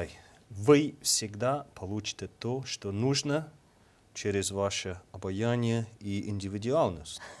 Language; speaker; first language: Russian; non-native, fluent; English